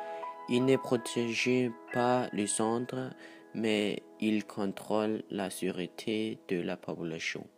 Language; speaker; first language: French; non-native, learner; Danish